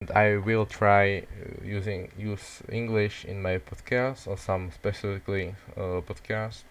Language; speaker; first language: English; non-native, learner; Czech